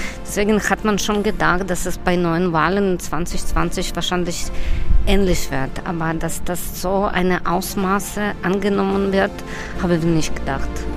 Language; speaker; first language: German; non-native, fluent; Russian